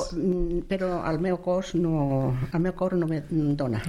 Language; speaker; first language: Catalan; non-native, local second language; Spanish